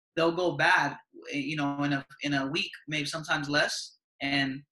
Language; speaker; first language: English; native; English